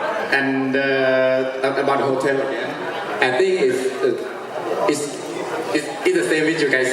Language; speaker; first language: English; non-native, fluent; Thai